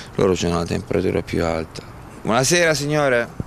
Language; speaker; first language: Italian; native; Italian